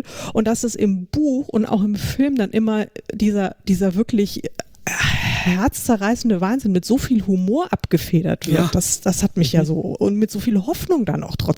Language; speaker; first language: German; native; German